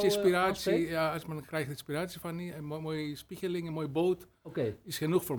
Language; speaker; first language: Dutch; non-native, learner; Greek